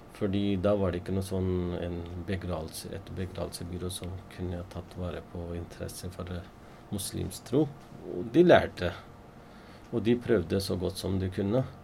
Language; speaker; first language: Norwegian; non-native, fluent; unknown